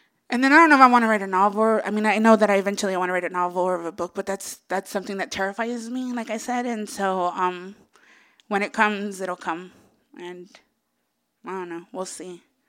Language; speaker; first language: English; early bilingual, other home language; Spanish